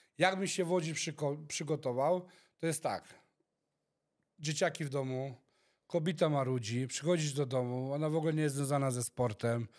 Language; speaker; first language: Polish; early bilingual, heritage; Polish